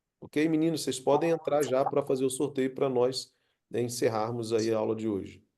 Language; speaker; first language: Portuguese; native; Portuguese